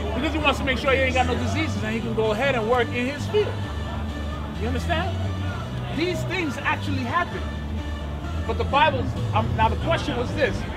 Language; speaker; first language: English; native; English